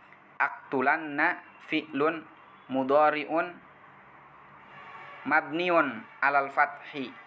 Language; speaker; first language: Arabic; non-native, fluent; Indonesian